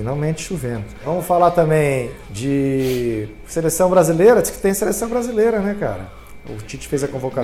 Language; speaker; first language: Portuguese; native; Portuguese